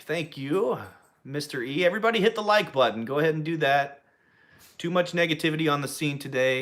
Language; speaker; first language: English; native; English